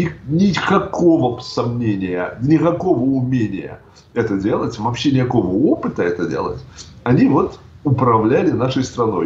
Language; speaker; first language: Russian; native; Russian